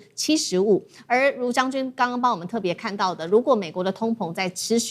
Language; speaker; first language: Chinese; native; Chinese